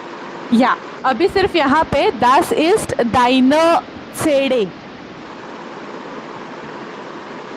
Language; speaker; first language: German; non-native, fluent; Hindi